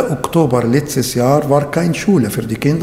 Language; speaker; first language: German; non-native, fluent; Arabic